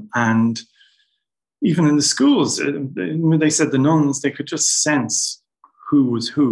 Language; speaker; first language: English; native; English